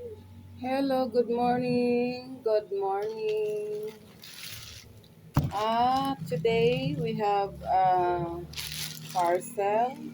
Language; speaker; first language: English; non-native, local second language; Filipino